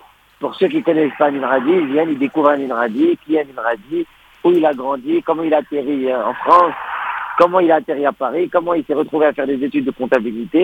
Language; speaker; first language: French; non-native, local second language; Arabic